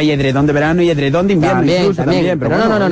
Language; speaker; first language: Spanish; native; Spanish